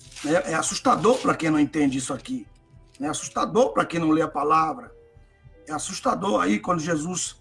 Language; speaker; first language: Portuguese; native; Portuguese